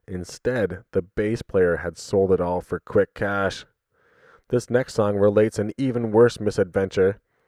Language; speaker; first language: English; native; English